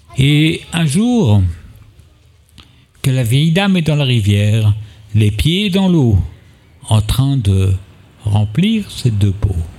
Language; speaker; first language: French; native; French